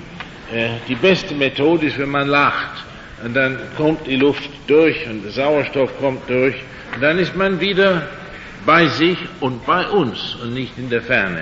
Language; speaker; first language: German; non-native, fluent; English